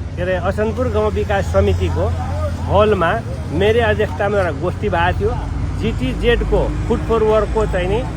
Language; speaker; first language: Nepali; non-native, local second language; Maithili